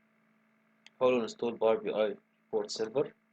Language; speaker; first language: Arabic; native; Arabic